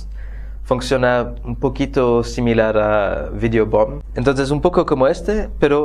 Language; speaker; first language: Spanish; non-native, fluent; French